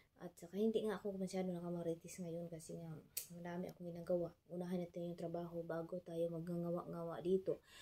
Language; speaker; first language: Filipino; non-native, local second language; Cebuano